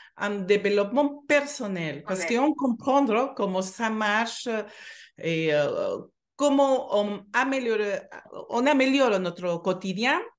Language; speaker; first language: French; non-native, fluent; Spanish